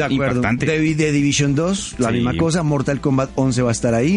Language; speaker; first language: Spanish; native; Spanish